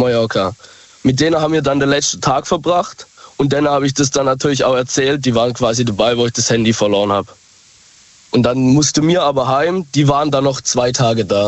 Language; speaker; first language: German; native; German